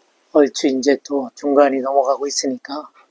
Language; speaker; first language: Korean; native; Korean